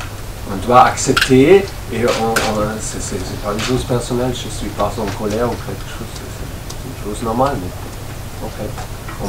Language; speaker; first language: French; non-native, fluent; German